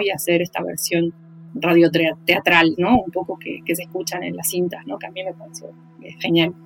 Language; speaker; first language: Spanish; native; Spanish